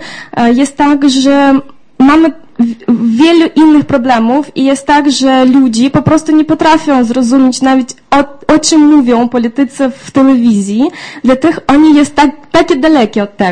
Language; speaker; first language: Polish; non-native, fluent; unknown